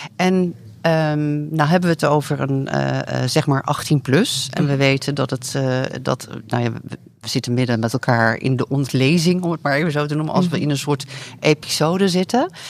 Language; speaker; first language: Dutch; native; Dutch